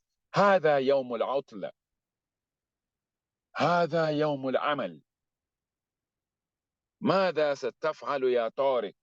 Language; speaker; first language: Arabic; non-native, fluent; English